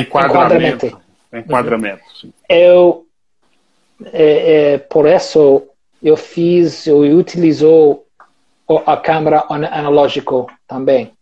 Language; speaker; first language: Portuguese; non-native, learner; English